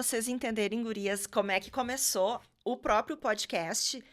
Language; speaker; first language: Portuguese; native; Portuguese